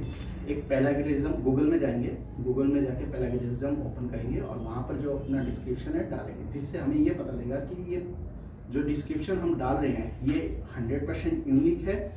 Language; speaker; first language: Hindi; native; Hindi